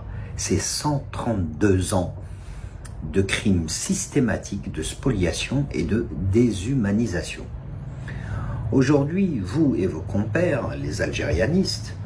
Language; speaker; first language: French; non-native, local second language; Kabyle